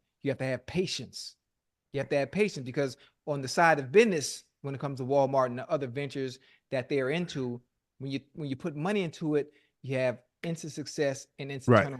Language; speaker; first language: English; native; English